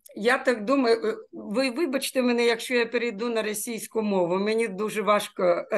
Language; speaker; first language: Ukrainian; non-native, local second language; Russian